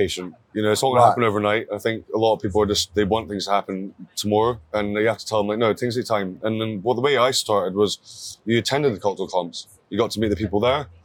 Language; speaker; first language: English; native; English